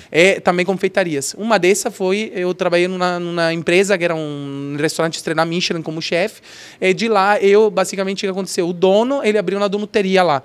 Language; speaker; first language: Portuguese; non-native, fluent; Italian